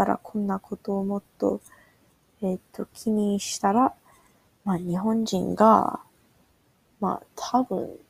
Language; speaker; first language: Japanese; non-native, learner; English